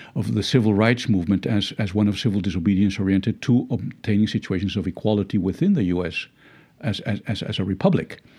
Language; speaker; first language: English; early bilingual, other home language; Spanish